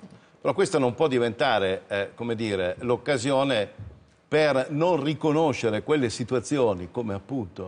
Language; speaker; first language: Italian; native; Italian